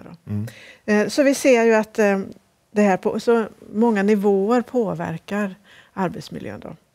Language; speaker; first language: Swedish; native; Swedish